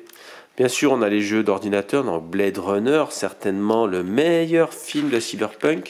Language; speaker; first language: French; native; French